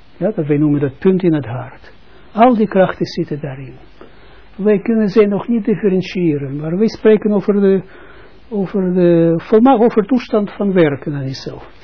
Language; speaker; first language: Dutch; non-native, fluent; Russian